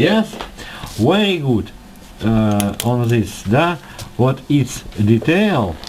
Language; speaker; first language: English; non-native, learner; Russian